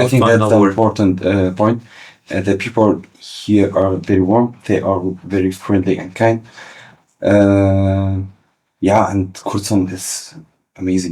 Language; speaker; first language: English; early bilingual, other home language; Kurdish